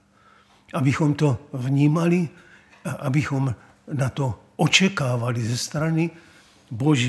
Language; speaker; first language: Czech; native; Czech